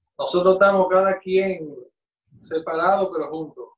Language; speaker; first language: Spanish; native; Spanish